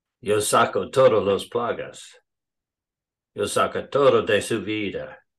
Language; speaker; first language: Spanish; non-native, learner; English